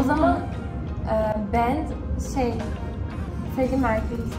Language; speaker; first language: Turkish; early bilingual, heritage; Turkish